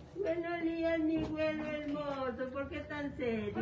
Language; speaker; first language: Spanish; native; Spanish